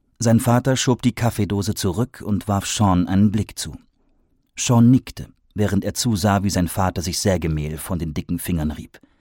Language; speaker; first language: German; native; German